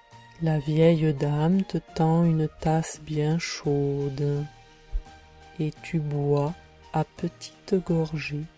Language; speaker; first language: French; native; French